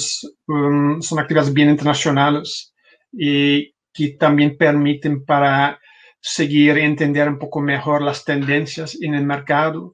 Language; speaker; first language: Spanish; non-native, fluent; Dutch